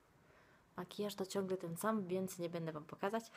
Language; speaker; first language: Polish; non-native, fluent; Italian